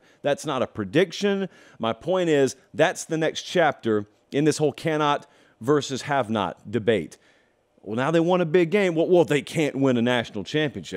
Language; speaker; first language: English; native; English